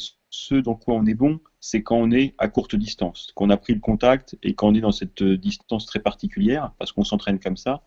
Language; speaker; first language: French; native; French